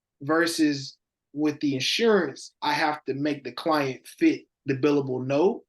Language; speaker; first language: English; native; English